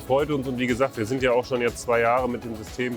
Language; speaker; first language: German; native; German